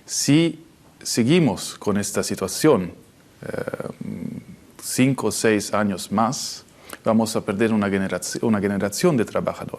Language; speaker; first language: Spanish; non-native, fluent; Italian